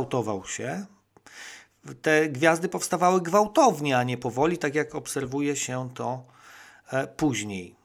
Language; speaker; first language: Polish; native; Polish